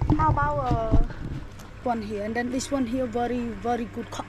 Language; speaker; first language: English; non-native, learner; Khmer